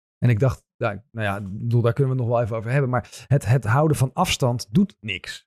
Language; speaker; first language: Dutch; native; Dutch